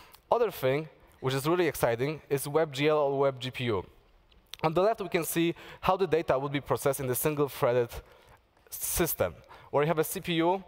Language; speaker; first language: English; non-native, fluent; Polish